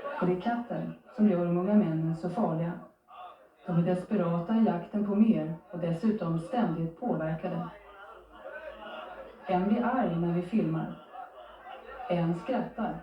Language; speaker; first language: Swedish; native; Swedish